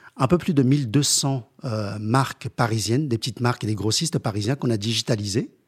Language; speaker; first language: French; early bilingual, other home language; Chinese